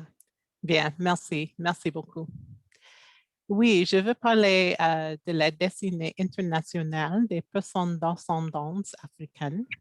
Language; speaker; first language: French; non-native, local second language; English